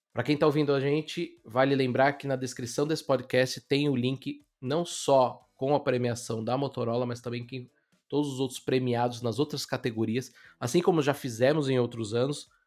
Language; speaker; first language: Portuguese; native; Portuguese